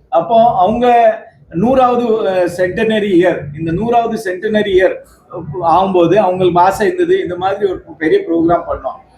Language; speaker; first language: Tamil; non-native, local second language; Marwari